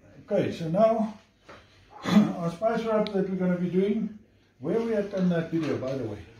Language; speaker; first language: English; non-native, local second language; Afrikaans